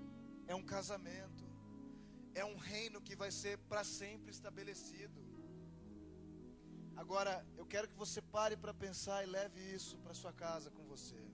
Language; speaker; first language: Portuguese; native; Portuguese